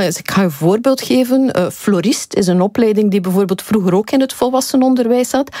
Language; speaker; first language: Dutch; native; Dutch